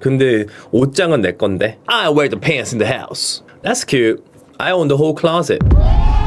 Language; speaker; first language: English; early bilingual, other home language; Korean